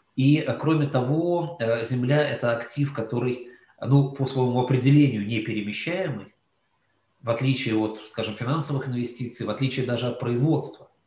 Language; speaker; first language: Russian; native; Russian